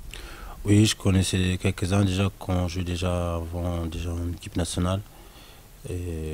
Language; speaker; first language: French; non-native, local second language; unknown